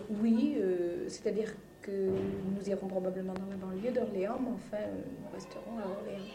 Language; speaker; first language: French; native; French